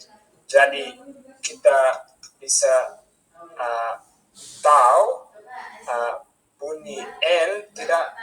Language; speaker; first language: Indonesian; non-native, fluent; English